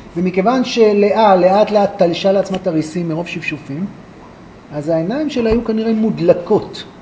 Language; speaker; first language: Hebrew; native; Hebrew